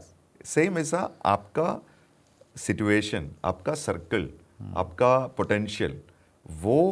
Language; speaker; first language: Hindi; non-native, local second language; Malayalam